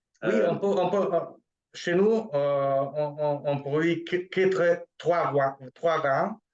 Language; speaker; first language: French; non-native, fluent; Italian